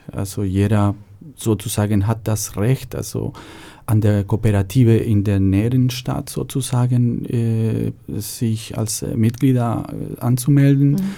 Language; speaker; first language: German; non-native, fluent; Spanish